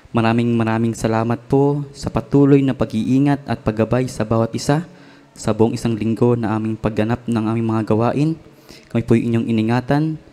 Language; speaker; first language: Filipino; native; Filipino